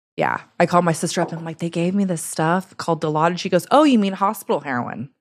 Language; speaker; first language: English; early bilingual, other home language; Italian